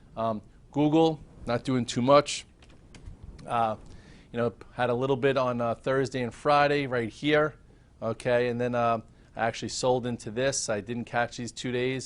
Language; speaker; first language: English; native; English